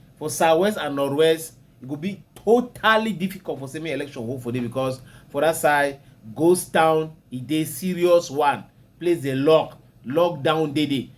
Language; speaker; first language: Nigerian Pidgin; native; Nigerian Pidgin